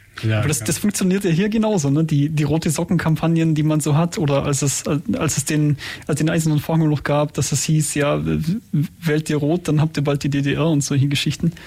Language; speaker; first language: German; native; German